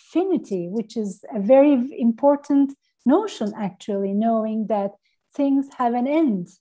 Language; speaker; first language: English; non-native, fluent; Turkish